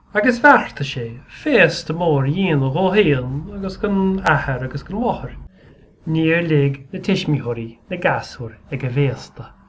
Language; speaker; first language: Irish; native; Irish